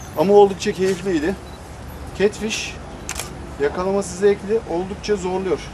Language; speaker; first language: Turkish; native; Turkish